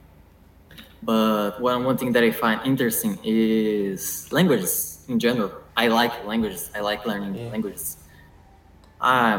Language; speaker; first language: English; non-native, fluent; Portuguese